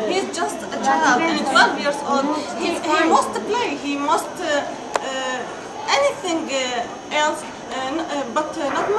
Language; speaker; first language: English; non-native, learner; Arabic